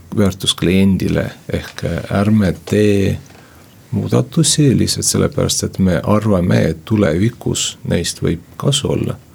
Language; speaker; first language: Estonian; non-native, local second language; Russian